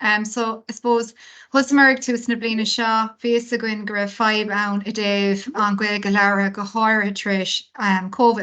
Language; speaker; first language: Irish; non-native, local second language; English